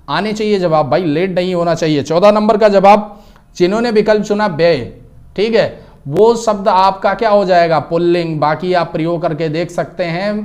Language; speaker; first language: Hindi; native; Hindi